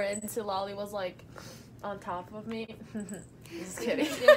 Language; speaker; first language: English; non-native, fluent; Portuguese